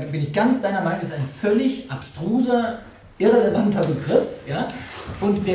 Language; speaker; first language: German; native; German